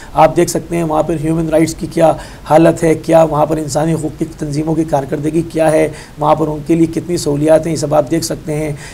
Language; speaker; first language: Urdu; native; Urdu